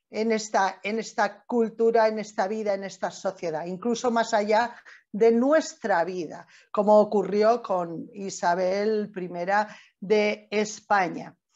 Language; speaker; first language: Spanish; native; Spanish